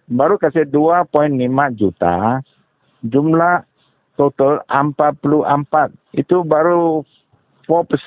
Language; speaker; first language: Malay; non-native, local second language; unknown